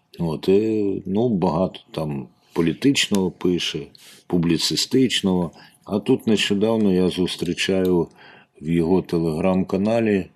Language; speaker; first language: Ukrainian; native; Ukrainian